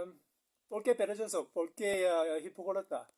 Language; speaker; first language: Spanish; non-native, learner; Korean